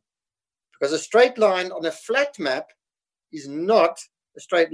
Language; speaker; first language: English; native; English